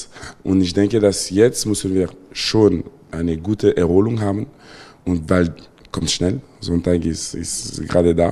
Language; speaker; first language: German; non-native, local second language; French